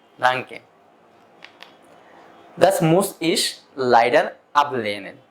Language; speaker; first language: German; non-native, fluent; Bangla